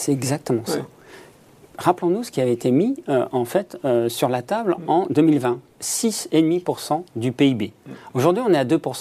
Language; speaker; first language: French; native; French